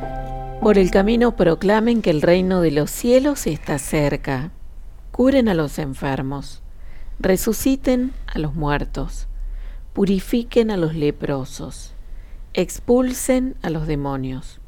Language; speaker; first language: Spanish; native; Spanish